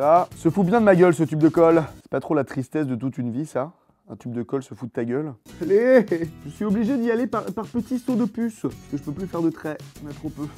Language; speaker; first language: French; native; French